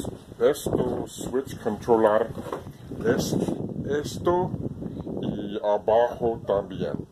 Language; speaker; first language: Spanish; non-native, learner; English